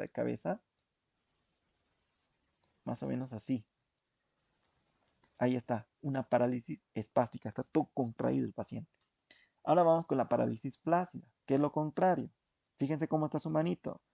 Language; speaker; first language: Spanish; native; Spanish